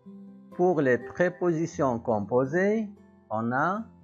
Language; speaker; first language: French; non-native, local second language; Arabic